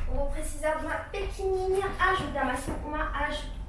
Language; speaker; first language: Portuguese; non-native, learner; French